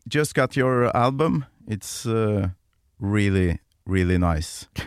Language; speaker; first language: English; non-native, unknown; Norwegian